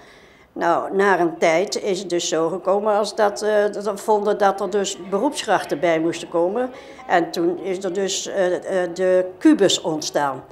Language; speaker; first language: Dutch; native; Dutch